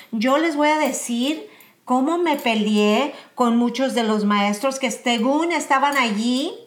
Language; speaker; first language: Spanish; early bilingual, heritage; Spanish